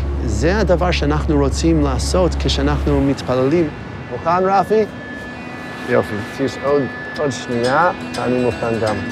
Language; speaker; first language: Hebrew; non-native, fluent; English